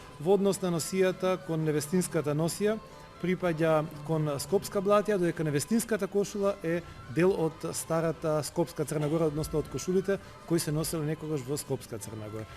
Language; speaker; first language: Macedonian; native; Macedonian